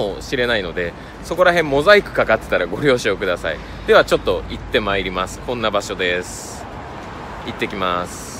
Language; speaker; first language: Japanese; native; Japanese